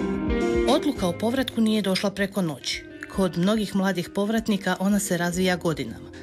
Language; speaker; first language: Serbian; native; Serbian